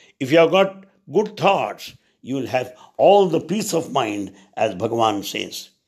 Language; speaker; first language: English; non-native, local second language; Telugu